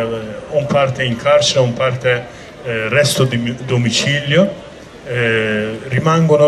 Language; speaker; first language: Italian; non-native, learner; Kurdish